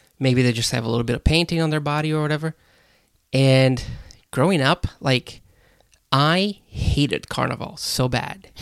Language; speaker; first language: English; non-native, fluent; Portuguese